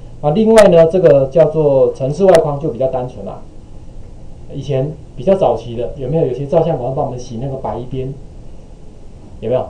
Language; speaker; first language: Chinese; native; Chinese